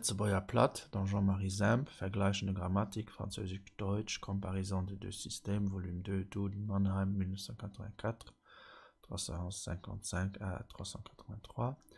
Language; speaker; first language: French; non-native, local second language; Luxembourgish